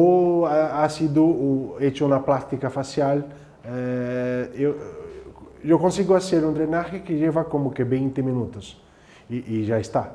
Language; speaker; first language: Spanish; non-native, fluent; Portuguese